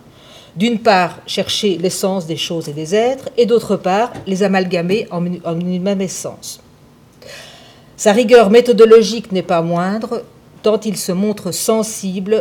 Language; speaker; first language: French; native; French